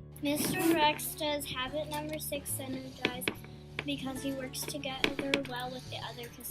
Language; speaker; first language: English; native; English